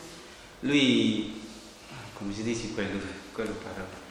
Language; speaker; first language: Italian; non-native, learner; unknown